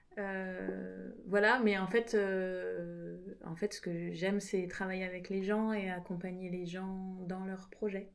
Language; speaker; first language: French; native; French